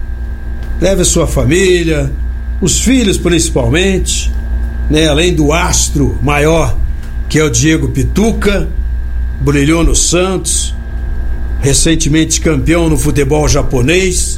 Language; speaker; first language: Portuguese; native; Portuguese